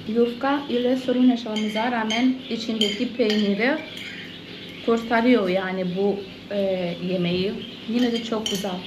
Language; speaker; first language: Turkish; non-native, fluent; Portuguese